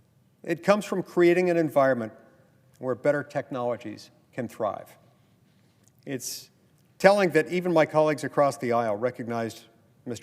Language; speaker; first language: English; native; English